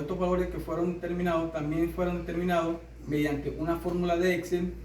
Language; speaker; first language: Spanish; native; Spanish